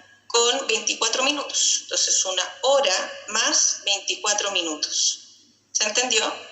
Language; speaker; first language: Spanish; native; Spanish